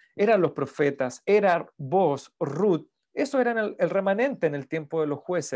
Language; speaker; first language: Spanish; native; Spanish